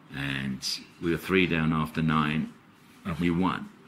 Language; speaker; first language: English; native; English